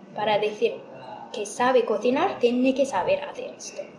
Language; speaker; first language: Spanish; non-native, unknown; Amharic